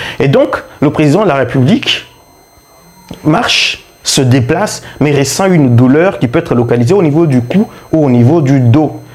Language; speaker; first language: French; non-native, local second language; Luba-Lulua